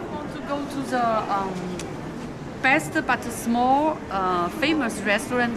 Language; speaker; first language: English; non-native, learner; French